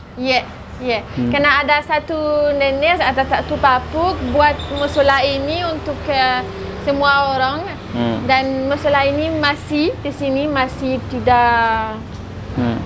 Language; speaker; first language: Indonesian; non-native, learner; French